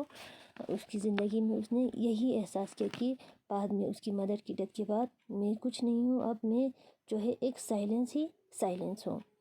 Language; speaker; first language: Hindi; non-native, local second language; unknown